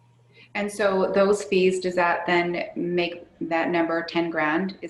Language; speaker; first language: English; native; English